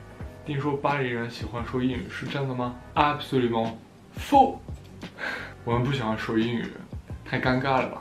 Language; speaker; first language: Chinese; non-native, fluent; French